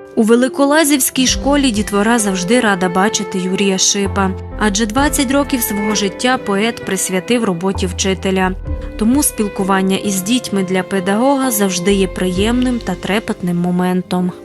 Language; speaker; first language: Ukrainian; native; Ukrainian